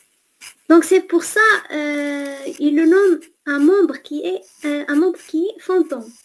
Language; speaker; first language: French; non-native, fluent; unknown